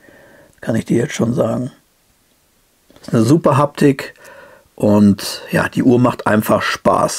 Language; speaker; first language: German; native; German